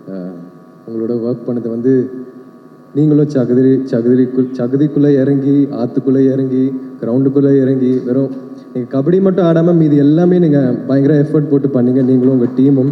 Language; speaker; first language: Tamil; native; Tamil